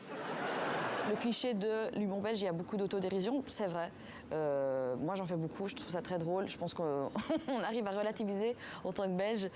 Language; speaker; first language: French; early bilingual, other home language; Persian